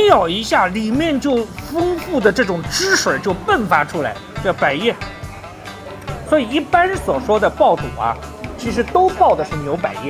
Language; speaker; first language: Chinese; native; Chinese